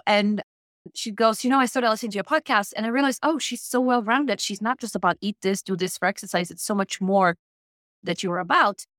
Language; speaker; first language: English; non-native, fluent; Polish